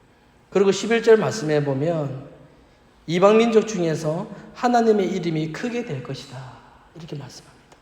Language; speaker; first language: Korean; native; Korean